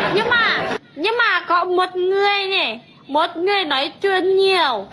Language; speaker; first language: Vietnamese; non-native, learner; Indonesian